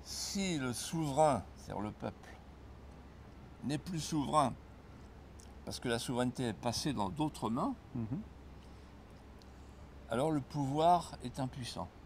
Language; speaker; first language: French; native; French